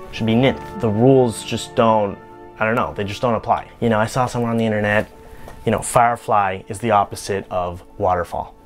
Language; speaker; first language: English; native; English